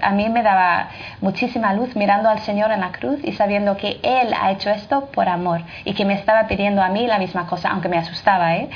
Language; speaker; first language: Spanish; non-native, fluent; French